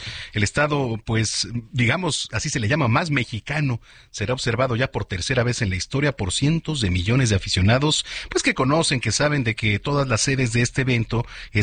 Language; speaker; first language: Spanish; native; Spanish